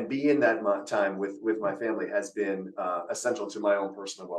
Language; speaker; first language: English; native; English